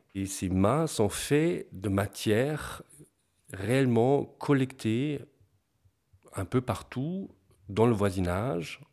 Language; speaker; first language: French; non-native, fluent; German